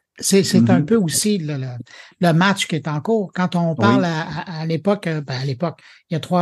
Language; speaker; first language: French; native; French